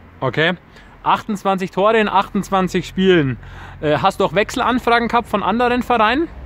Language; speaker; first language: German; native; German